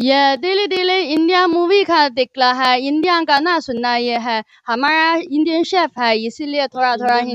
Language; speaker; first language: Hindi; non-native, learner; Chinese